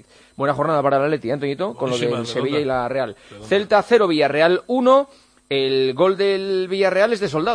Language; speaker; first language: Spanish; native; Spanish